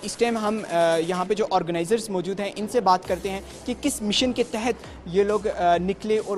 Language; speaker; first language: Urdu; native; Urdu